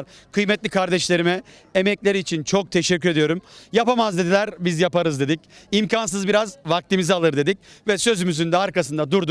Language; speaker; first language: Turkish; native; Turkish